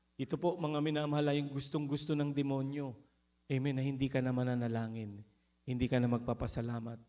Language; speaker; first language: Filipino; native; Filipino